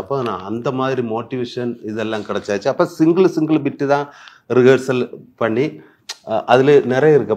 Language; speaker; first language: Tamil; non-native, learner; Malayalam